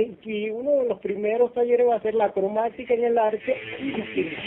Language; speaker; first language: Spanish; native; Spanish